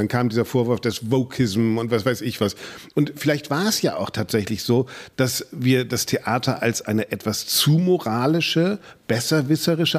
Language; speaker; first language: German; native; German